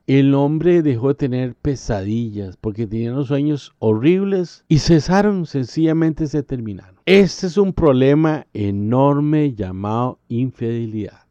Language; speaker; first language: Spanish; native; Spanish